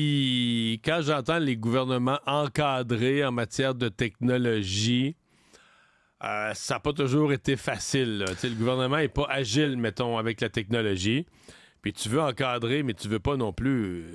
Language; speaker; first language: French; native; French